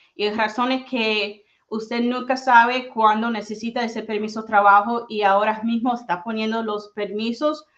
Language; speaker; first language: Spanish; early bilingual, heritage; Spanish